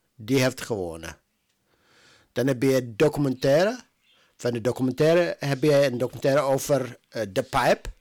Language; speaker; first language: Dutch; non-native, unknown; Amharic